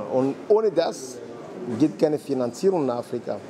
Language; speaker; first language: German; non-native, fluent; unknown